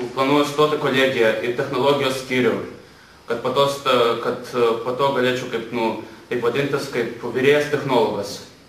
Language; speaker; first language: Lithuanian; non-native, local second language; Russian